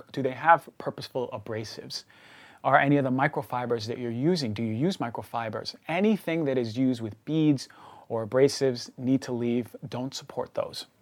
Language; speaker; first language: English; native; English